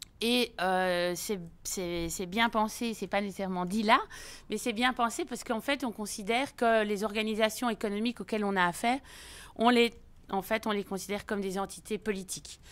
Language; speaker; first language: French; native; French